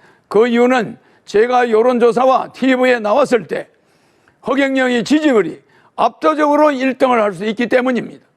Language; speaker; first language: Korean; native; Korean